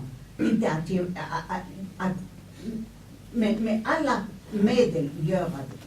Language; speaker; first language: Swedish; non-native, fluent; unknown